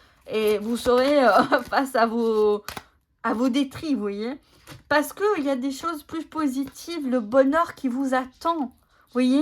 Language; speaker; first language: French; native; French